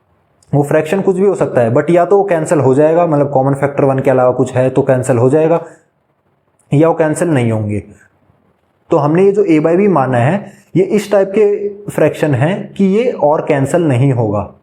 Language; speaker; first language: Hindi; native; Hindi